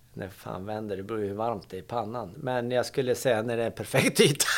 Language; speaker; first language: Swedish; native; Swedish